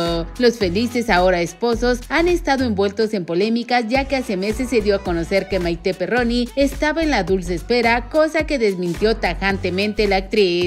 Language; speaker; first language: Spanish; native; Spanish